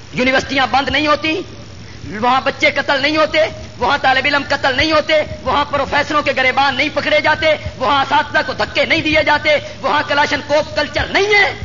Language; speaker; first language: Urdu; non-native, local second language; Punjabi